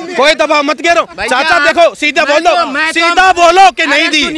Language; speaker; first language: Hindi; native; Hindi